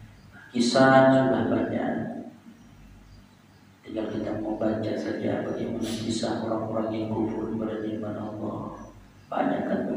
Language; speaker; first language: Indonesian; native; Indonesian